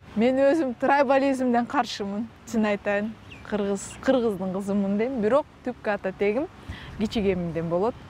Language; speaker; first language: Kyrgyz; non-native, local second language; Russian